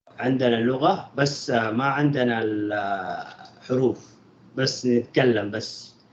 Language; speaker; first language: Arabic; non-native, local second language; Bangla